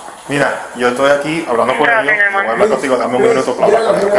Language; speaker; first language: Spanish; early bilingual, heritage; Spanish